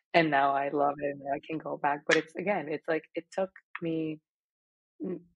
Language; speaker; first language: English; non-native, fluent; Spanish